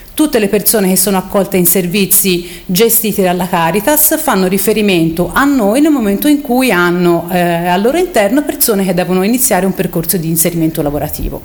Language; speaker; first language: Italian; native; Italian